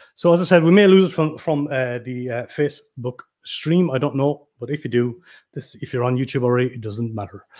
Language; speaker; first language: English; native; English